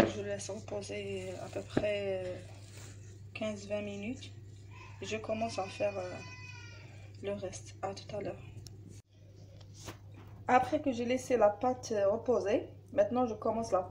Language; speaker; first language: French; non-native, learner; Arabic